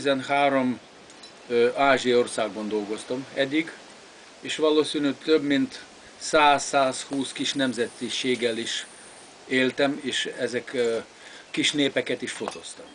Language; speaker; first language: Hungarian; non-native, fluent; Lithuanian